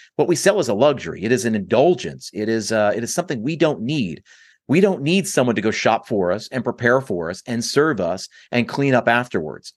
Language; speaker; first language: English; native; English